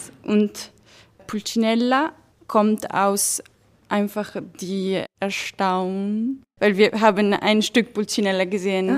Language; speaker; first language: German; non-native, fluent; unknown